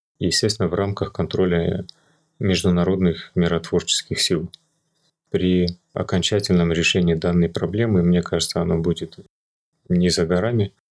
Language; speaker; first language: Russian; early bilingual, other home language; Armenian